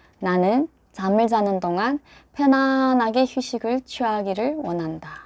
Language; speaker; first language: Korean; native; Korean